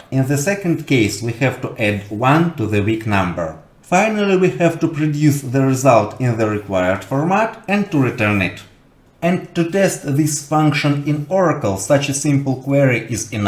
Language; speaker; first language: English; non-native, fluent; Russian